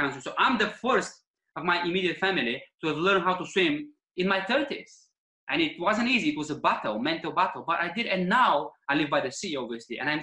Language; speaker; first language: English; non-native, fluent; Bulgarian